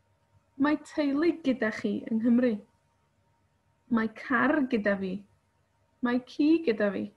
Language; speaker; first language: Welsh; non-native, fluent; Spanish